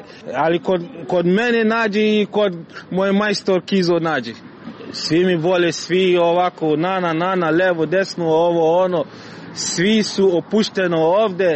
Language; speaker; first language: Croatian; non-native, learner; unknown